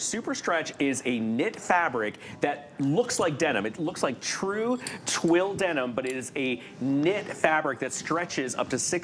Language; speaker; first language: English; native; English